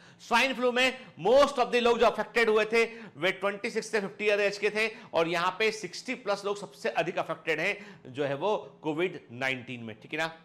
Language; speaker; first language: Hindi; native; Hindi